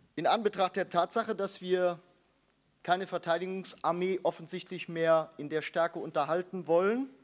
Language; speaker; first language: German; native; German